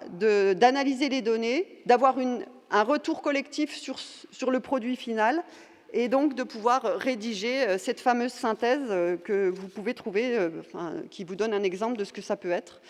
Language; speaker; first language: French; native; French